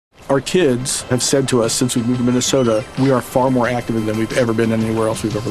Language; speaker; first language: English; native; English